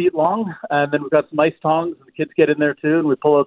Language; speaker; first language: English; native; English